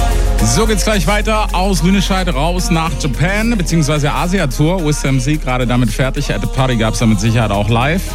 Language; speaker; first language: German; native; German